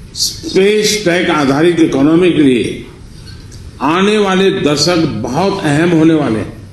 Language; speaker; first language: Hindi; non-native, local second language; Gujarati